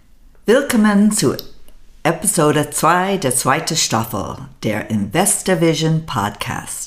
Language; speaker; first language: German; non-native, learner; English